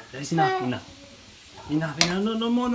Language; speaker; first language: English; non-native, learner; Chinese